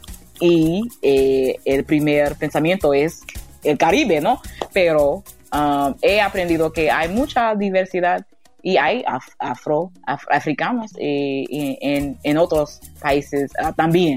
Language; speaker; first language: Spanish; non-native, learner; English